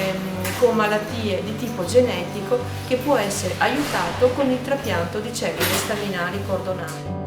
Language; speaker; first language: Italian; native; Italian